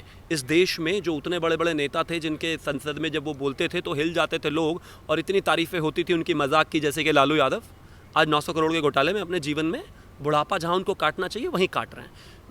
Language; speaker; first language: Hindi; native; Hindi